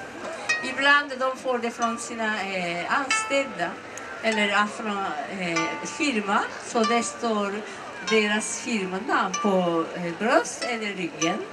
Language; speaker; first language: Swedish; non-native, learner; Japanese